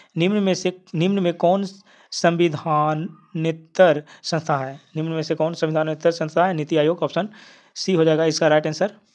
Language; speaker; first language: Hindi; native; Hindi